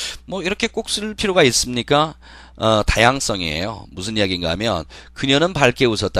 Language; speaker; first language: Korean; native; Korean